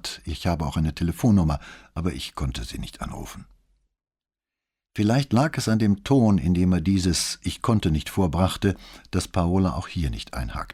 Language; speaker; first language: German; native; German